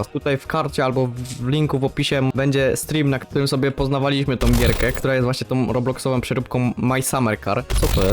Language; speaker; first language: Polish; native; Polish